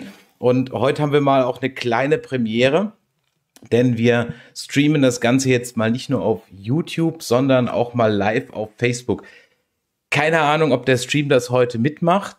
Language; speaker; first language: German; native; German